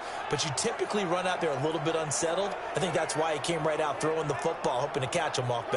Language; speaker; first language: English; native; English